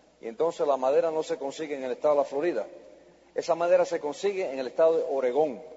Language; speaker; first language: Spanish; early bilingual, heritage; Spanish